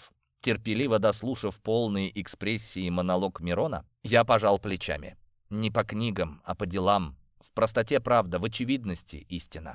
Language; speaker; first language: Russian; native; Russian